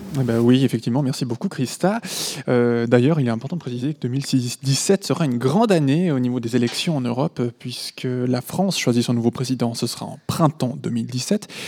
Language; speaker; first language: French; native; French